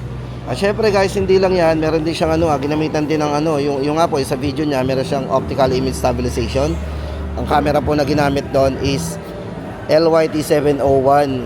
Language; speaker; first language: Filipino; native; Filipino